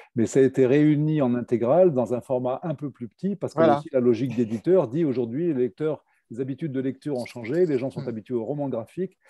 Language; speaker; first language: French; native; French